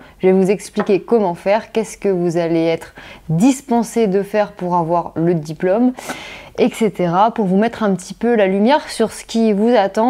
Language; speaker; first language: French; native; French